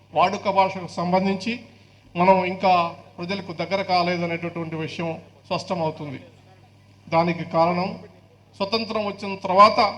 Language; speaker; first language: Telugu; native; Telugu